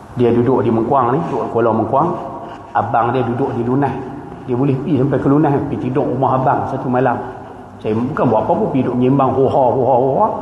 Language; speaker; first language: Malay; native; Malay